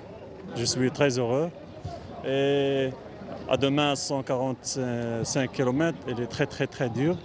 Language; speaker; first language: French; non-native, learner; Arabic